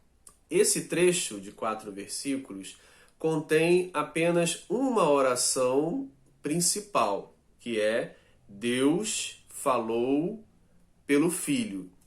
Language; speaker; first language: Portuguese; native; Portuguese